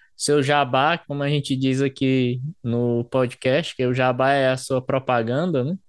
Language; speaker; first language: Portuguese; native; Portuguese